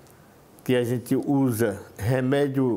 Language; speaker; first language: Portuguese; non-native, local second language; Yanomámi